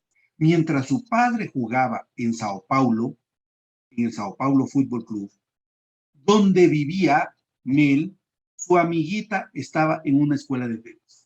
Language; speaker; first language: Spanish; native; Spanish